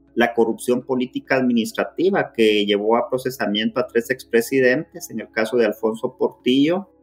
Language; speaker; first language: Spanish; native; Spanish